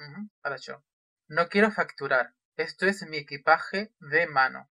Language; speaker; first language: Spanish; non-native, fluent; Russian